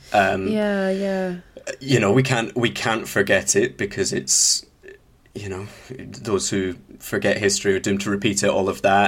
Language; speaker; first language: English; native; English